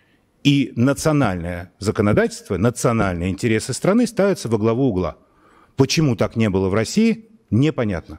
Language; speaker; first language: Russian; native; Russian